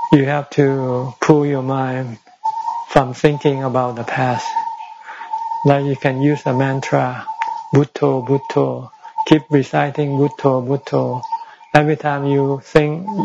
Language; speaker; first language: English; non-native, fluent; Thai